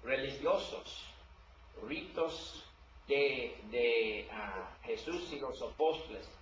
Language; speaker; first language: Spanish; non-native, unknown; English